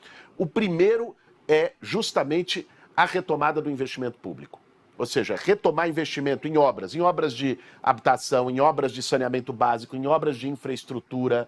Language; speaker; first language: Portuguese; native; Portuguese